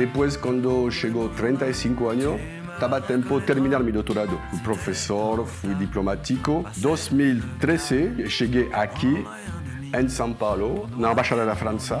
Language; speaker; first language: Portuguese; non-native, learner; French